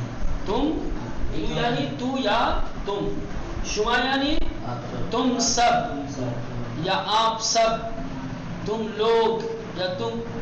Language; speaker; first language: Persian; non-native, fluent; Urdu